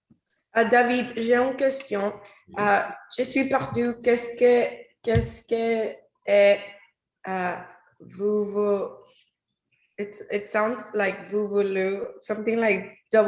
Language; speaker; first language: French; non-native, learner; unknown